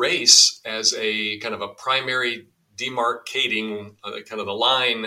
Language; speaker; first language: English; native; English